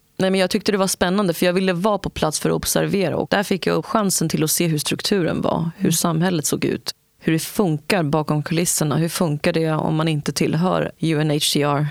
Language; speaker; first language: Swedish; early bilingual, other home language; Kurdish